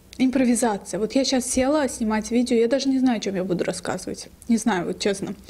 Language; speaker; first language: Russian; non-native, local second language; Lezghian